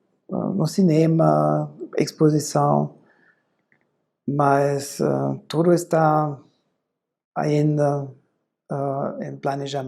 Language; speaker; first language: Portuguese; non-native, fluent; German